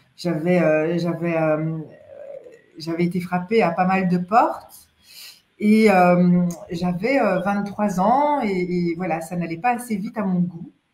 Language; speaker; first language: French; native; French